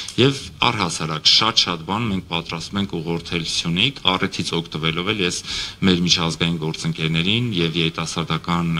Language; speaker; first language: Armenian; native; Armenian